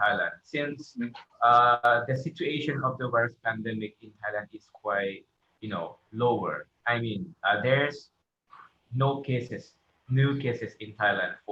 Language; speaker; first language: English; non-native, fluent; Thai